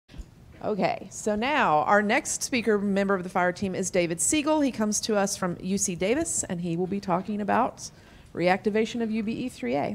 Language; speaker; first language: English; native; English